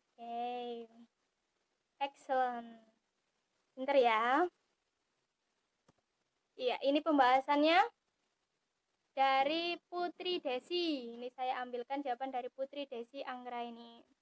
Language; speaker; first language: Indonesian; native; Indonesian